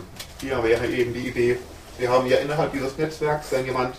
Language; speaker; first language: German; native; German